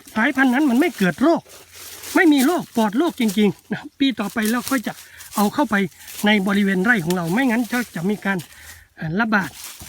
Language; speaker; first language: Thai; native; Thai